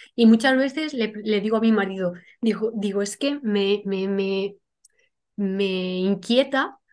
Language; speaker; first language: Spanish; native; Spanish